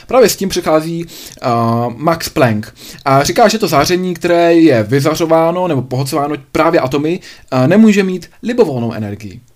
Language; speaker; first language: Czech; native; Czech